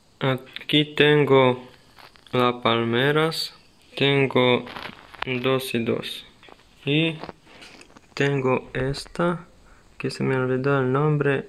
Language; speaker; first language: Spanish; non-native, learner; Serbian